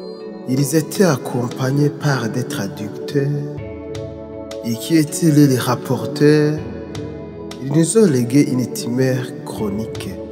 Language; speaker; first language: French; non-native, local second language; Rundi